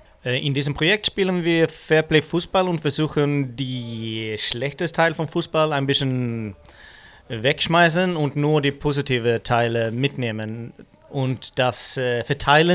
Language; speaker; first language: German; non-native, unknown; Swedish